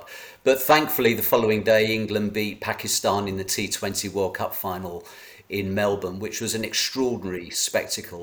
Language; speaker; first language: English; native; English